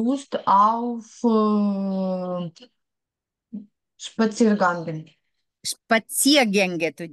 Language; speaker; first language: German; non-native, learner; Ukrainian